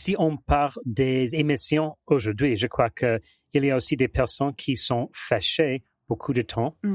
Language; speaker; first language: French; non-native, fluent; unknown